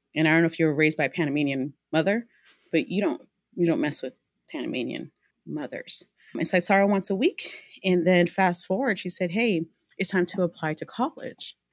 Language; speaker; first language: English; early bilingual, other home language; Spanish